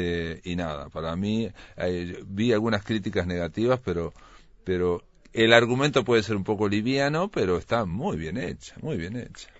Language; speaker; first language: Spanish; native; Spanish